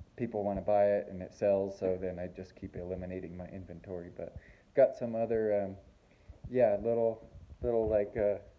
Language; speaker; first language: English; native; English